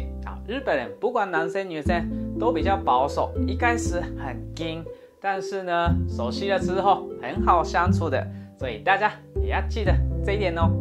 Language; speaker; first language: Chinese; non-native, fluent; Japanese